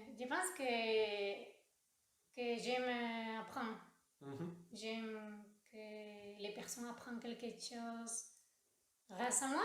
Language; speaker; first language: French; non-native, learner; Spanish